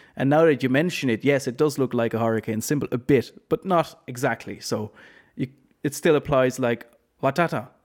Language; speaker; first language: English; non-native, fluent; Low German